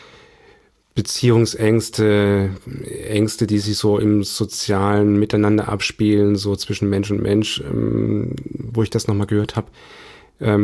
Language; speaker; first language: German; native; German